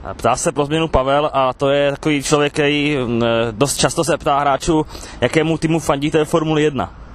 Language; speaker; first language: Czech; native; Czech